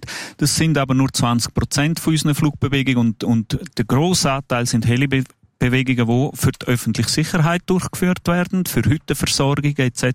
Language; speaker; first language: German; native; German